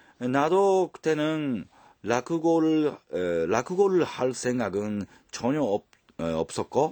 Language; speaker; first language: Korean; non-native, fluent; Japanese